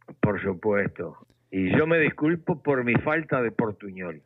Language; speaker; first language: Spanish; native; Spanish